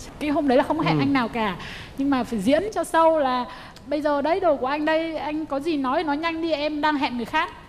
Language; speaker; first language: Vietnamese; native; Vietnamese